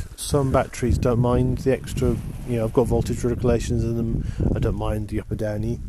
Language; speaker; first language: English; native; English